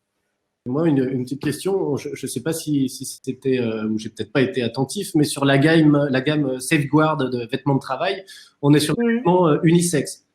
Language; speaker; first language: French; native; French